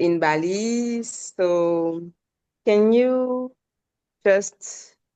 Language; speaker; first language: English; non-native, learner; French